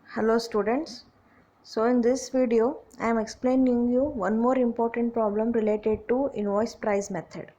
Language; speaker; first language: English; non-native, local second language; Kannada